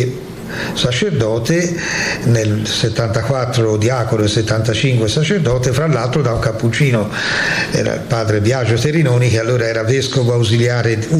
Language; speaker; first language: Italian; native; Italian